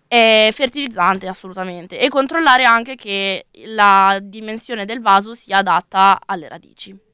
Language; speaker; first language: Italian; native; Italian